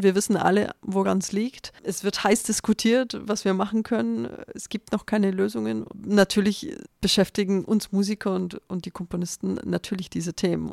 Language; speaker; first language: German; native; German